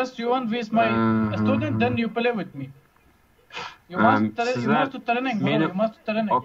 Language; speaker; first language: English; non-native, learner; Uzbek